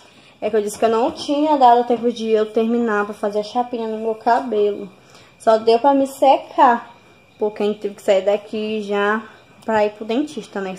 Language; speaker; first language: Portuguese; native; Portuguese